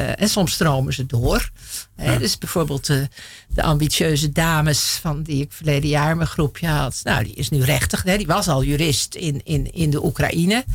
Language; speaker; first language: Dutch; native; Dutch